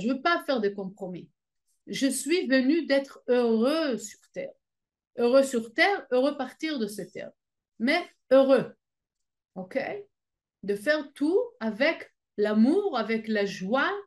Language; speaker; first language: French; non-native, fluent; Hebrew